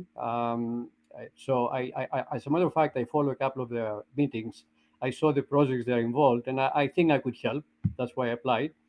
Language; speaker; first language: English; non-native, fluent; Greek